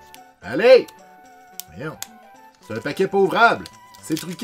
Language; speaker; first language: French; native; French